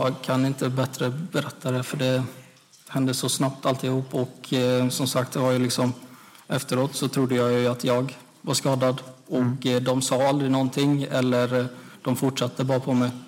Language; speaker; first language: Swedish; native; Swedish